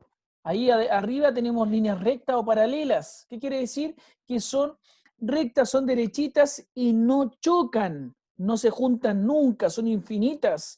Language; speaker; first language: Spanish; native; Spanish